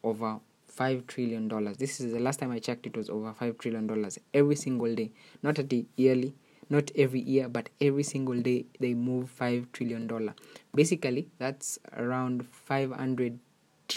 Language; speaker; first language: English; non-native, local second language; Swahili